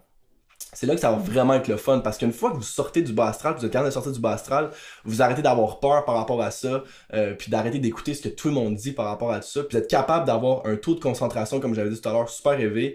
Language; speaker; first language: French; native; French